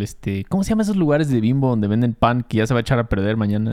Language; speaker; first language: Spanish; native; Spanish